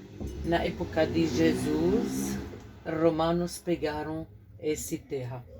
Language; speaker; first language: Portuguese; non-native, fluent; Arabic